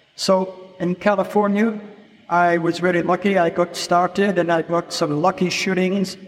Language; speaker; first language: English; native; English